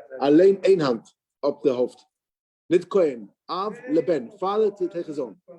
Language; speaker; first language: Dutch; non-native, learner; English